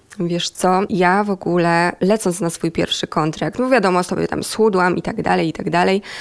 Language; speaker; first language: Polish; native; Polish